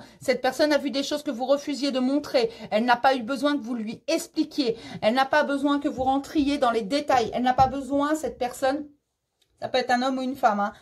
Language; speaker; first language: French; native; French